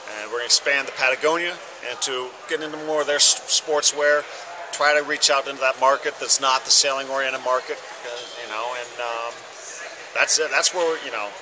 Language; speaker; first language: English; native; English